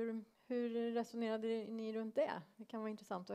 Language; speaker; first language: Swedish; native; Swedish